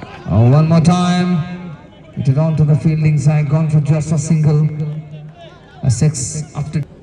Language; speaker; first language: English; non-native, local second language; Malayalam